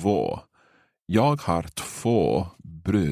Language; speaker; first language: Swedish; non-native, learner; English